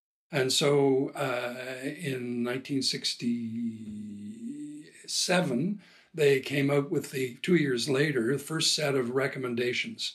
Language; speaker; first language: English; native; English